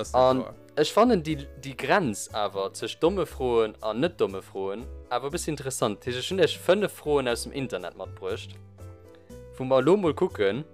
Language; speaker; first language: Luxembourgish; early bilingual, other home language; English